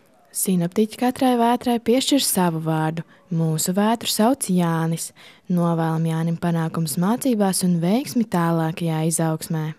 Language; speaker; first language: Latvian; native; Latvian